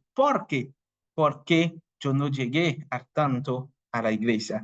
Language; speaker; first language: Spanish; non-native, fluent; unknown